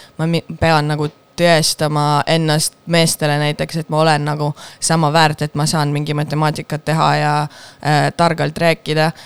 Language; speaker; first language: Estonian; non-native, local second language; Russian